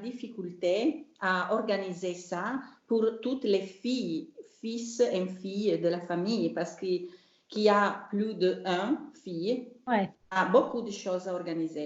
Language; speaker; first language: French; non-native, learner; Italian